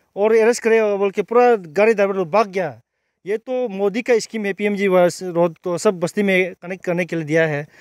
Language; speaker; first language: Hindi; non-native, local second language; Nyishi